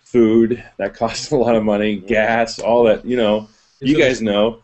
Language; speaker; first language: English; native; English